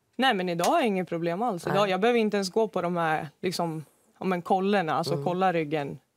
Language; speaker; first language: Swedish; native; Swedish